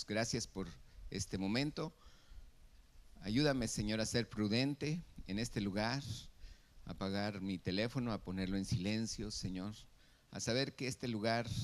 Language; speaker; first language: Spanish; native; Spanish